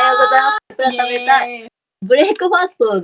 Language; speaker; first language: Japanese; native; Japanese